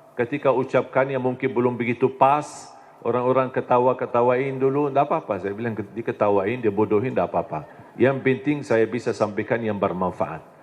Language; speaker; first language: Indonesian; non-native, fluent; Arabic